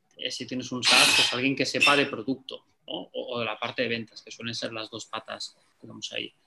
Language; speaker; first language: Spanish; native; Spanish